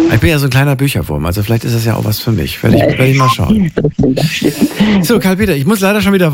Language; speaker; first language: German; native; German